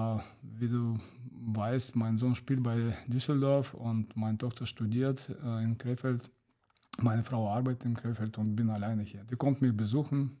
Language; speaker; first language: German; non-native, fluent; Russian